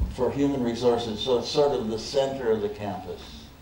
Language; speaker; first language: English; native; English